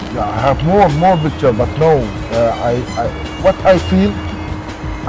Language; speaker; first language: English; non-native, learner; Arabic